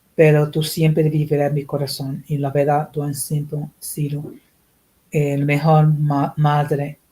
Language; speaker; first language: Spanish; early bilingual, heritage; Spanish